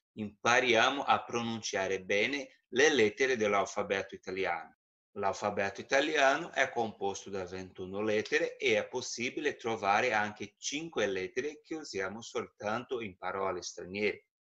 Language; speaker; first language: Italian; non-native, fluent; Portuguese